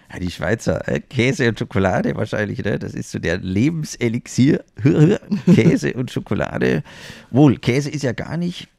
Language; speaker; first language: German; native; German